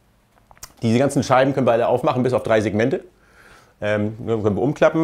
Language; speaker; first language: German; native; German